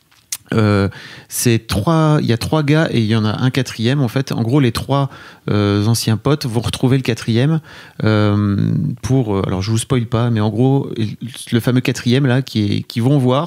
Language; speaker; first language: French; native; French